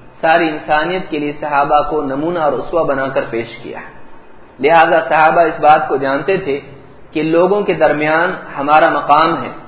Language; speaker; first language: Urdu; native; Urdu